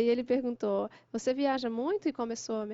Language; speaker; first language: Portuguese; native; Portuguese